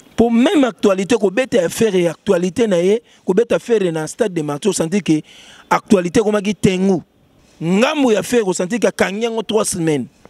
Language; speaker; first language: Lingala; native; Lingala